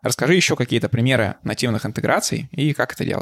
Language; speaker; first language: Russian; native; Russian